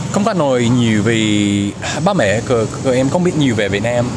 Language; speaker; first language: Vietnamese; non-native, learner; English